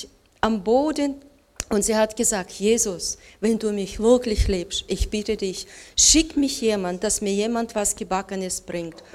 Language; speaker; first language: German; non-native, learner; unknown